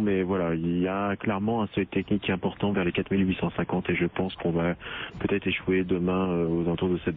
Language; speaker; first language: French; native; French